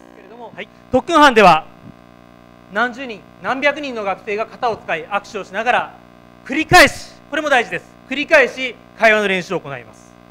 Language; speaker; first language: Japanese; native; Japanese